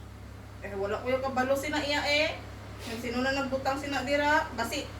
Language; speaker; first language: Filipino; non-native, local second language; Cebuano